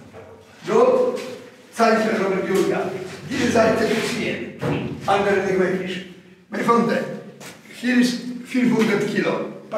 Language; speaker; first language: German; non-native, learner; Polish